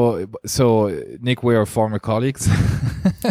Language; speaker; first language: English; non-native, fluent; French